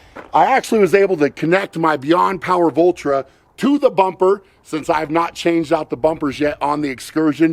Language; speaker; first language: English; native; English